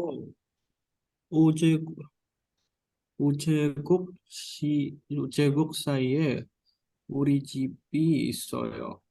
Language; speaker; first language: Korean; non-native, learner; Indonesian